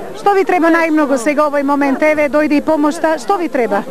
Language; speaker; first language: Macedonian; native; Macedonian